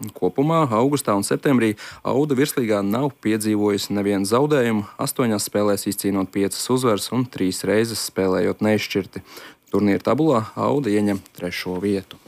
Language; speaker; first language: Latvian; native; Latvian